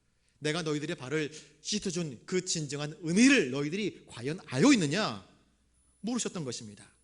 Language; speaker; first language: Korean; native; Korean